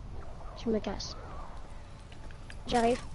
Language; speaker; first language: French; native; French